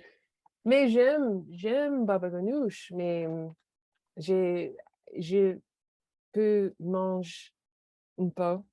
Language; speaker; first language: French; non-native, learner; English